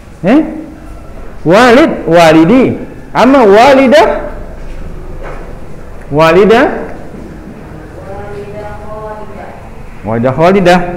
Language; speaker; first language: Arabic; non-native, fluent; Indonesian